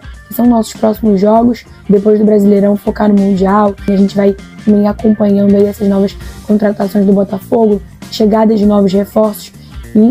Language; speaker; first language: Portuguese; native; Portuguese